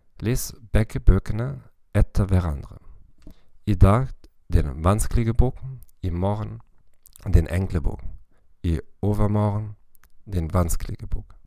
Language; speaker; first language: Norwegian; non-native, learner; German